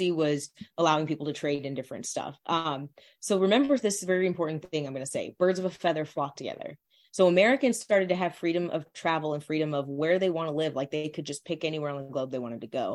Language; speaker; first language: English; native; English